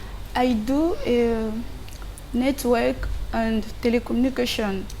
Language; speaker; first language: English; non-native, learner; French